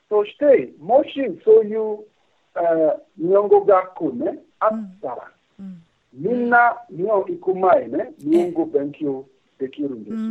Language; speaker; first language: Japanese; non-native, fluent; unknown